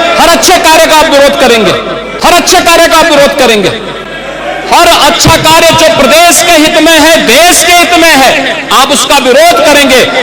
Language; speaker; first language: Hindi; native; Hindi